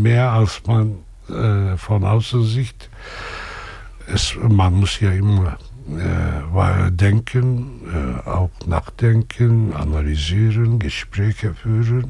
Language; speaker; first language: German; non-native, fluent; Kurdish